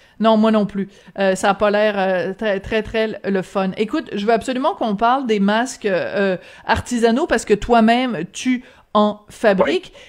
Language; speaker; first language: French; native; French